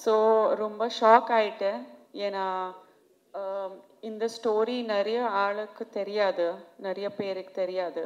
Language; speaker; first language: Tamil; non-native, fluent; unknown